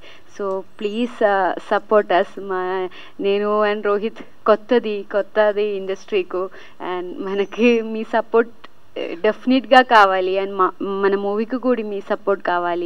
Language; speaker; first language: Telugu; non-native, learner; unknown